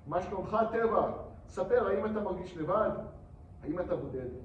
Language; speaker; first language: Hebrew; non-native, learner; English